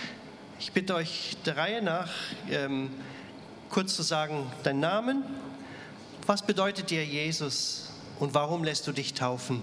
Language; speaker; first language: German; native; German